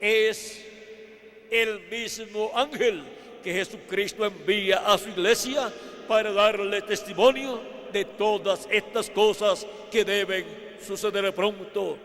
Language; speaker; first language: Spanish; native; Spanish